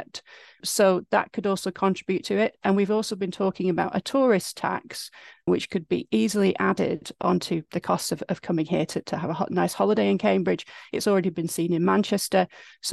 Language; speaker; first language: English; native; English